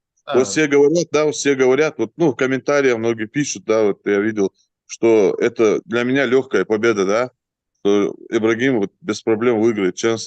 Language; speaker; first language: Russian; native; Russian